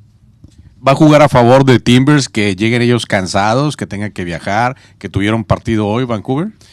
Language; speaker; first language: Spanish; native; Spanish